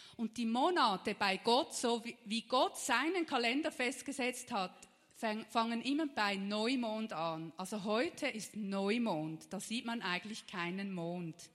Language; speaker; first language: German; native; German